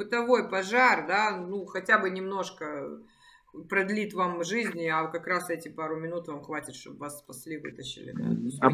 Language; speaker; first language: Russian; native; Russian